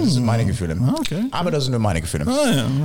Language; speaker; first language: German; non-native, fluent; English